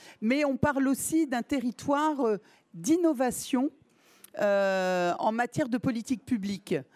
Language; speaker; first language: French; native; French